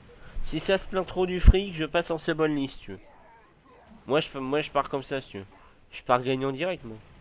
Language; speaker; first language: French; native; French